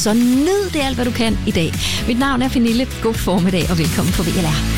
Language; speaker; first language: Danish; native; Danish